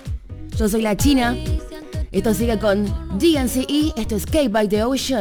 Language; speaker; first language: Spanish; native; Spanish